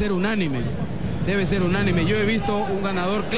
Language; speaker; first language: Spanish; native; Spanish